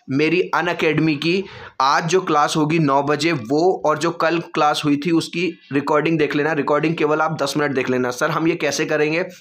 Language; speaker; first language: Hindi; native; Hindi